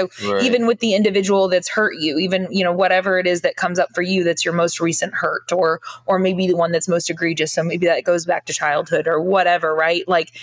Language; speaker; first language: English; native; English